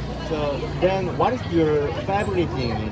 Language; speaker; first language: English; non-native, learner; Korean